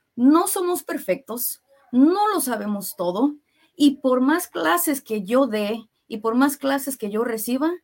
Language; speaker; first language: Spanish; early bilingual, heritage; Spanish